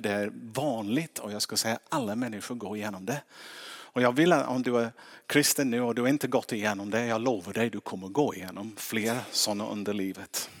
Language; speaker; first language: Swedish; non-native, fluent; English